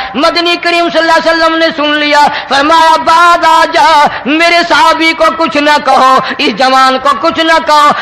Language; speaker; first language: Urdu; non-native, local second language; Punjabi